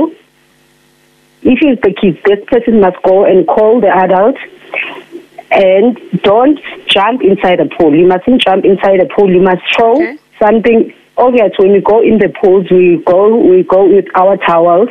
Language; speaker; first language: English; non-native, local second language; Xhosa